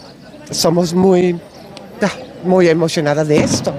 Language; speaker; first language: Spanish; non-native, learner; Dutch